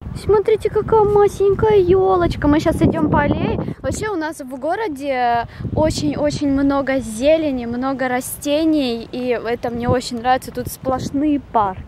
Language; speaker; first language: Russian; native; Russian